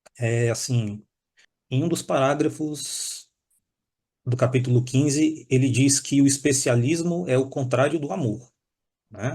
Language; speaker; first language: Portuguese; native; Portuguese